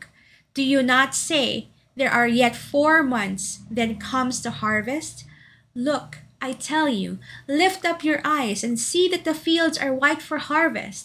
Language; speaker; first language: English; non-native, local second language; Cebuano